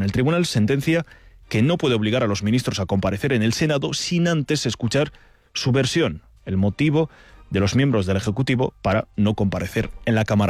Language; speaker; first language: Spanish; native; Spanish